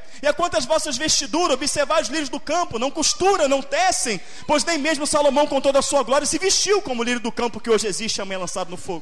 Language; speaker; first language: Portuguese; native; Portuguese